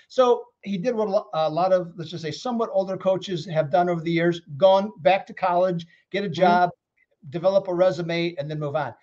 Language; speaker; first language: English; native; English